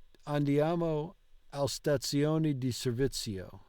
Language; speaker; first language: Italian; non-native, learner; English